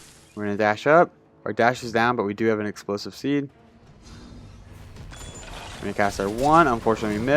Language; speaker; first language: English; native; English